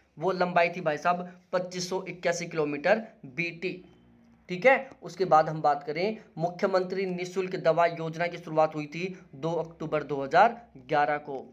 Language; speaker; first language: Hindi; native; Hindi